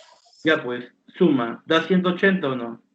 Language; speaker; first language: Spanish; native; Spanish